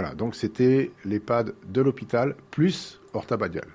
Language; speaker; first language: French; native; French